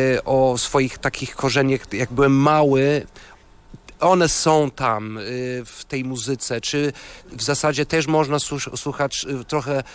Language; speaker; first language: Polish; non-native, fluent; Portuguese